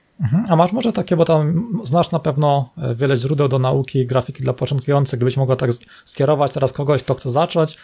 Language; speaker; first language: Polish; native; Polish